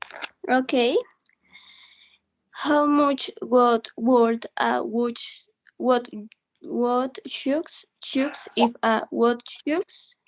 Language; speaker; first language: English; non-native, learner; Spanish